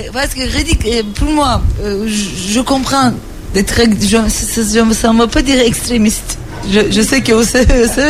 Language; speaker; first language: French; non-native, learner; Turkish